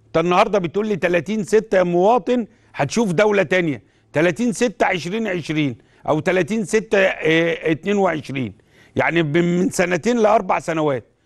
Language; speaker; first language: Arabic; native; Arabic